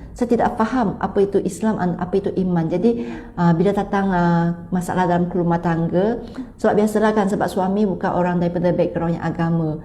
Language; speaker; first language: Malay; non-native, local second language; Chinese